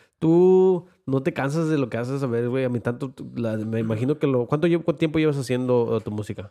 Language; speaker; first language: Spanish; early bilingual, heritage; Spanish